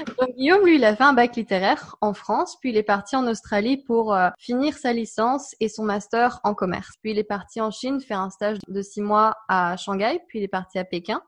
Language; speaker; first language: French; native; French